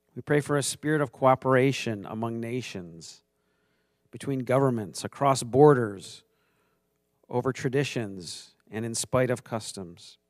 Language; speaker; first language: English; native; English